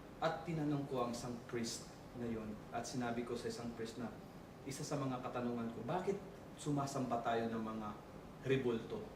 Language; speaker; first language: Filipino; non-native, local second language; Cebuano